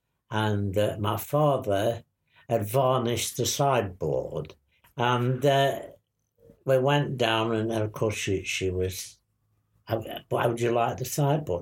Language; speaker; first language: English; native; English